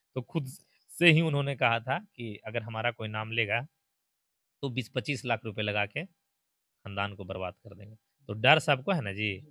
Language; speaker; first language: Hindi; native; Hindi